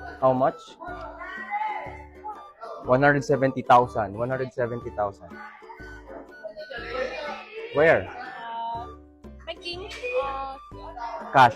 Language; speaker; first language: English; non-native, learner; Filipino